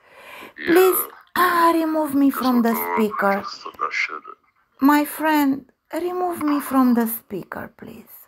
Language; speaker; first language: English; non-native, learner; Romanian